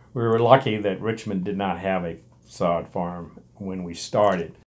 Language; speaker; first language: English; native; English